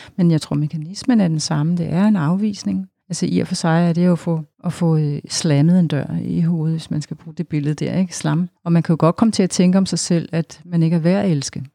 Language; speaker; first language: Danish; native; Danish